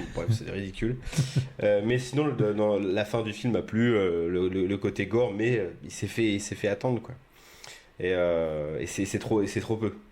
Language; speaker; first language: French; native; French